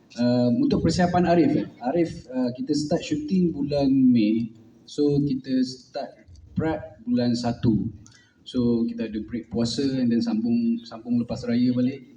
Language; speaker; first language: Malay; native; Malay